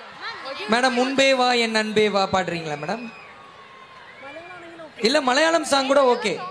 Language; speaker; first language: Tamil; native; Tamil